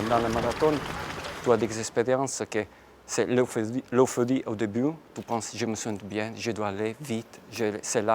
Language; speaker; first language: French; non-native, fluent; Italian